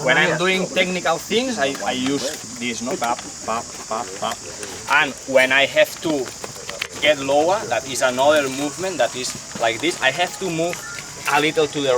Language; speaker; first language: English; non-native, fluent; Spanish